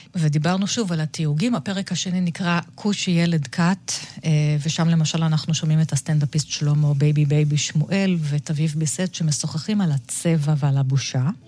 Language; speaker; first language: Hebrew; native; Hebrew